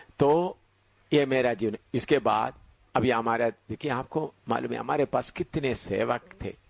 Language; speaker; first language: Hindi; non-native, fluent; Malayalam